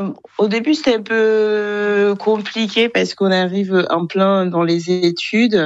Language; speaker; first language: French; non-native, local second language; Kinyarwanda